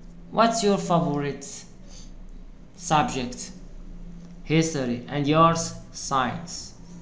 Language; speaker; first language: English; non-native, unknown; Arabic